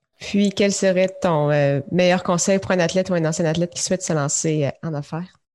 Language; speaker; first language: French; native; French